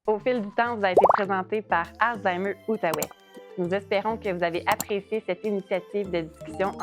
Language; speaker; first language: French; native; French